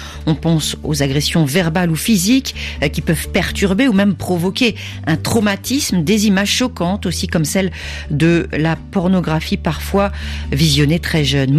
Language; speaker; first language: French; native; French